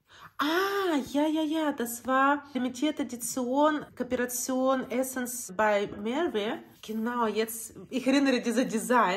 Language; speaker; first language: German; non-native, learner; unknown